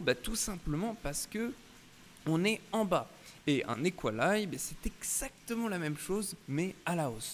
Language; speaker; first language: French; native; French